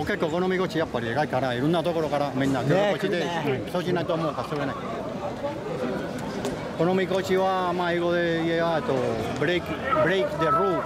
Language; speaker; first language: Japanese; non-native, learner; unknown